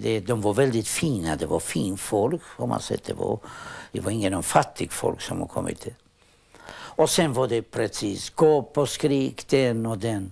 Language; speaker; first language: Swedish; non-native, fluent; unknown